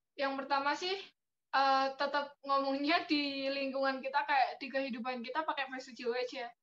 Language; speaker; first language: Indonesian; non-native, local second language; Javanese